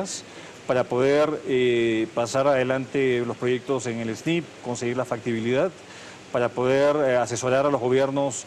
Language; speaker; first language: Spanish; native; Spanish